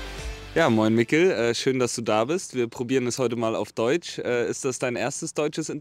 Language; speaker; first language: German; native; German